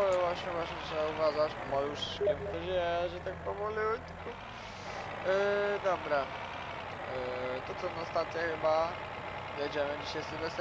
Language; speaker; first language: Polish; native; Polish